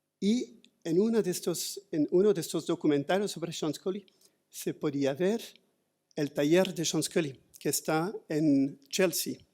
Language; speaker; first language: Spanish; non-native, fluent; French